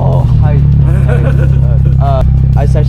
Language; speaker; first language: Japanese; non-native, learner; English